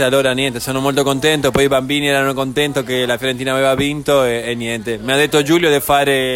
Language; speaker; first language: Italian; non-native, fluent; Spanish